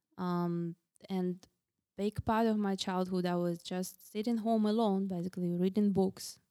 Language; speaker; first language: English; non-native, fluent; Russian